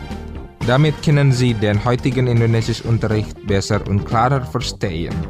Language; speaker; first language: German; non-native, fluent; Indonesian